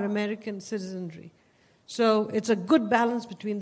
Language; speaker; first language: English; non-native, local second language; Tamil